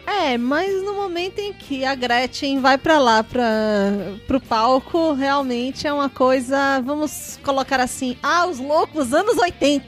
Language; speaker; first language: Portuguese; native; Portuguese